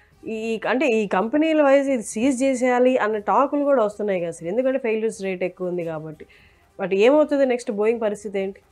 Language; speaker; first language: Telugu; native; Telugu